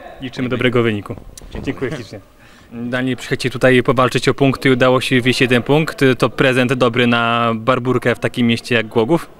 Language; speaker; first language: Polish; native; Polish